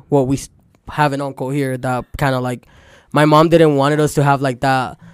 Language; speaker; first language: English; early bilingual, other home language; Spanish